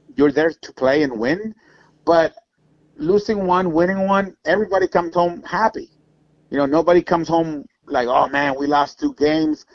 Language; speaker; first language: English; non-native, fluent; Spanish